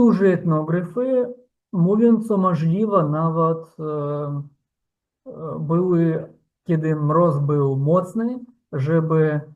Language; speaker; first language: Polish; non-native, fluent; Ukrainian